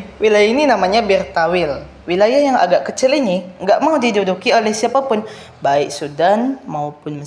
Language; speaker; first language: Indonesian; native; Indonesian